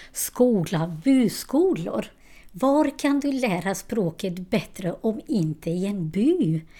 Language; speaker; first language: Swedish; non-native, fluent; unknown